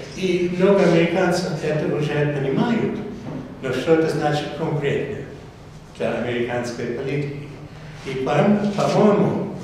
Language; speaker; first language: Russian; non-native, fluent; English